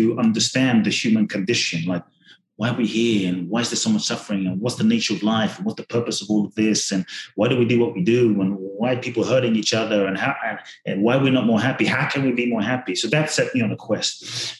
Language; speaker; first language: English; native; English